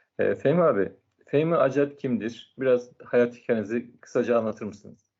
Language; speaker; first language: Turkish; native; Turkish